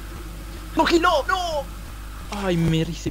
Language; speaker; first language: Spanish; native; Spanish